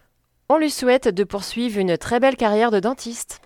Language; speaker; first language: French; native; French